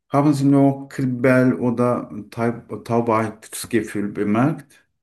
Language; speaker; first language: German; non-native, learner; Turkish